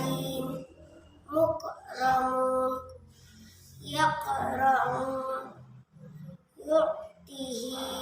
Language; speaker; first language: Arabic; non-native, learner; Indonesian